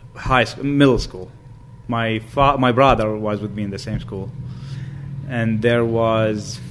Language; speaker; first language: English; non-native, fluent; Arabic